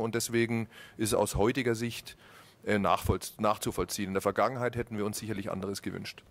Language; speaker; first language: German; native; German